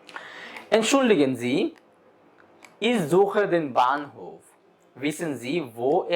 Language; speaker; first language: German; non-native, fluent; Bangla